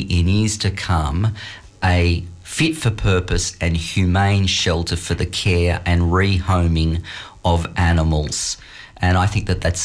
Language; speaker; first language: English; native; English